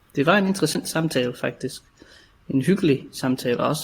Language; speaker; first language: Danish; native; Danish